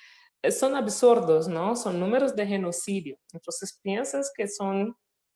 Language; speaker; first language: Spanish; non-native, fluent; Portuguese